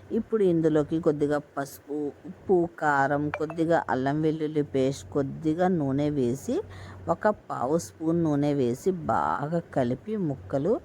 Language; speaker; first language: Telugu; non-native, local second language; Urdu